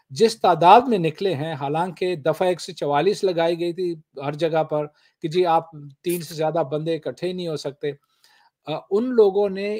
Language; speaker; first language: Urdu; non-native, local second language; Pashto